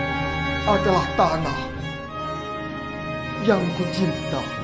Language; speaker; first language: Indonesian; native; Indonesian